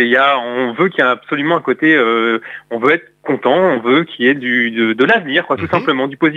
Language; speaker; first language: French; native; French